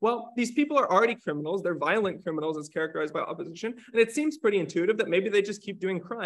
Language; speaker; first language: English; native; English